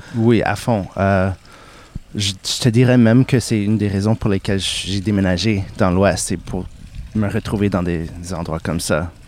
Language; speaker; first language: French; non-native, local second language; English